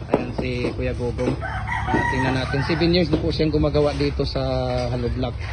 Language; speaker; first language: Filipino; non-native, local second language; Cebuano